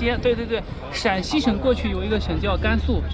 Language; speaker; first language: Chinese; native; Chinese